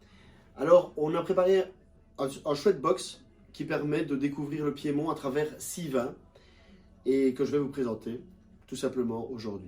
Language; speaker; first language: French; native; French